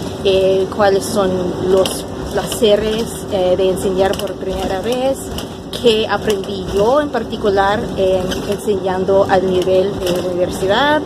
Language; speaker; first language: Spanish; non-native, fluent; English